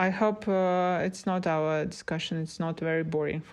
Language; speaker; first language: English; non-native, learner; Russian